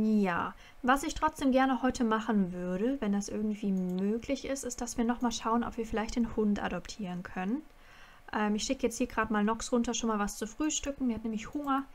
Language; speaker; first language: German; native; German